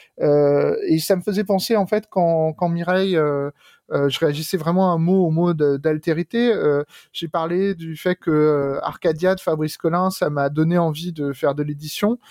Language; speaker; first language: French; native; French